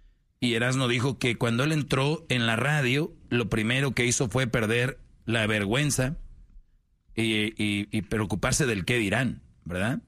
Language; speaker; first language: Spanish; native; Spanish